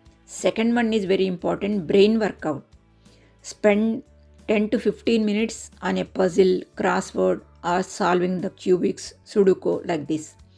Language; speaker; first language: English; non-native, local second language; Telugu